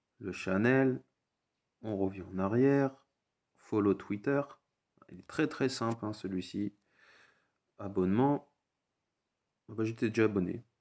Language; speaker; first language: French; native; French